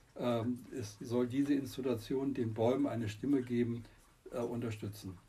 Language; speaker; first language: German; non-native, fluent; Persian